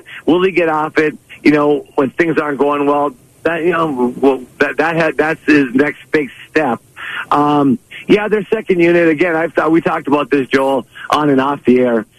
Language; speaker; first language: English; native; English